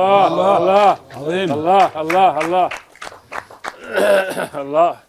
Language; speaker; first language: Arabic; native; Arabic